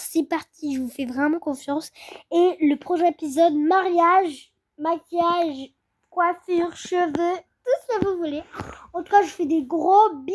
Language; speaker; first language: French; native; French